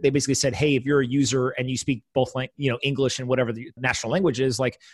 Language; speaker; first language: English; native; English